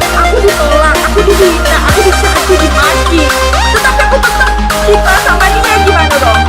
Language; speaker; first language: Indonesian; native; Indonesian